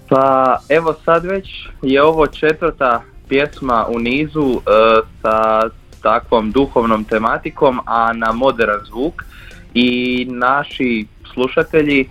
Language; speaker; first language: Croatian; native; Croatian